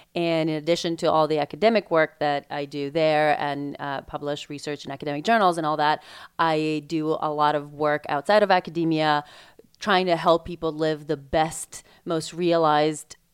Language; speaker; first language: English; non-native, fluent; Macedonian